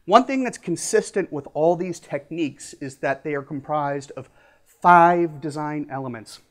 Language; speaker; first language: English; native; English